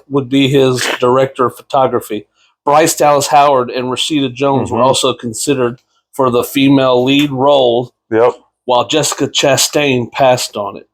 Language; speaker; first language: English; native; English